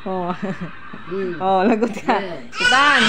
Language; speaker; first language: Filipino; native; Filipino